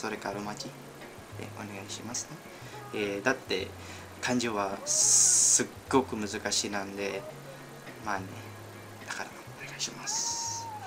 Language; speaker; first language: Japanese; non-native, learner; Filipino